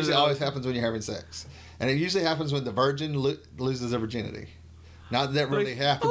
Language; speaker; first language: English; native; English